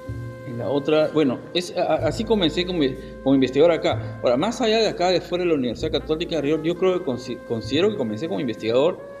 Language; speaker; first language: Spanish; native; Spanish